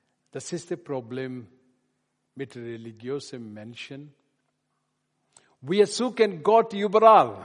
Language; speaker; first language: German; non-native, learner; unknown